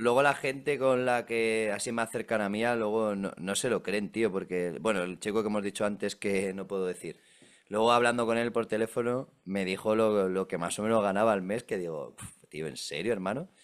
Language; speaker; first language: Spanish; native; Spanish